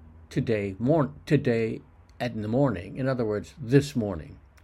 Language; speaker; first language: English; native; English